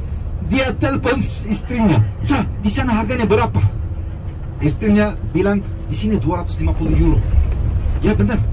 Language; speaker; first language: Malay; non-native, fluent; Turkish